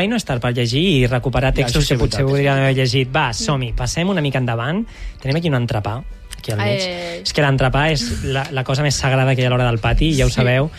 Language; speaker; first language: Catalan; native; Catalan